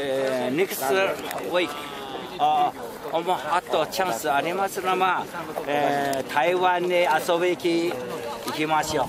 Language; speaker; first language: Japanese; non-native, learner; Chinese